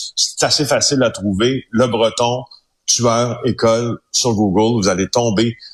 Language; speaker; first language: French; native; French